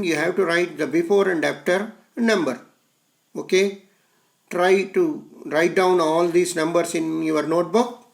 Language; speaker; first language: English; non-native, local second language; Telugu